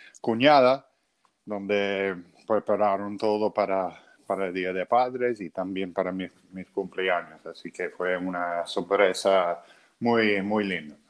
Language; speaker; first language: Spanish; non-native, fluent; English